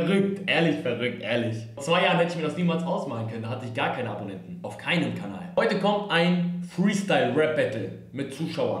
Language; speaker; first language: German; native; German